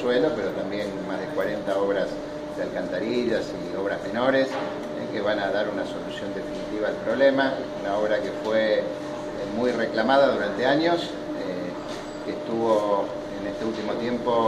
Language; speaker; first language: Spanish; native; Spanish